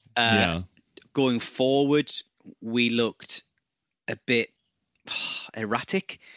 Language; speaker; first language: English; native; English